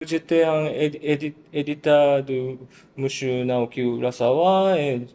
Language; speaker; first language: French; non-native, learner; Japanese